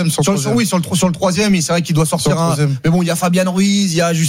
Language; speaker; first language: French; native; French